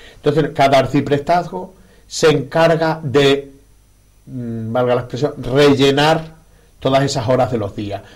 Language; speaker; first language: Spanish; native; Spanish